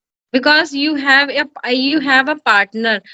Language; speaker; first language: English; non-native, learner; Hindi